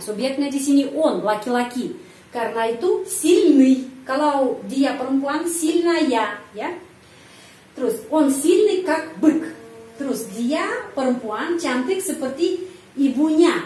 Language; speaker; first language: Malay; non-native, fluent; Russian